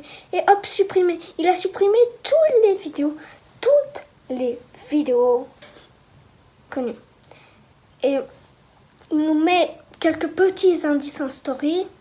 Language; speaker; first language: French; native; French